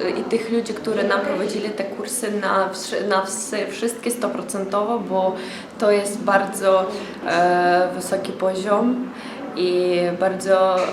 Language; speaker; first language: Polish; non-native, learner; Ukrainian